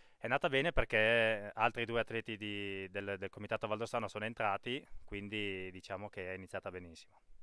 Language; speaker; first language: Italian; native; Italian